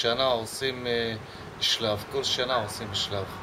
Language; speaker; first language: Hebrew; non-native, local second language; Arabic